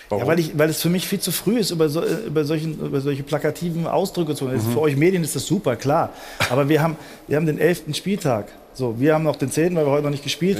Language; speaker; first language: German; native; German